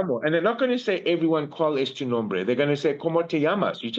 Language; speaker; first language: Spanish; non-native, learner; English